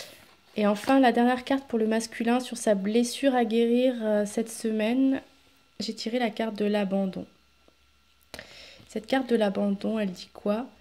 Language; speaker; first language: French; native; French